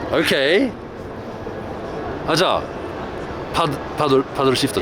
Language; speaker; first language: Japanese; non-native, fluent; English